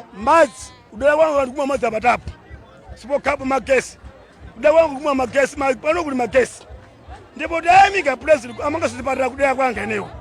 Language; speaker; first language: Nyanja; non-native, local second language; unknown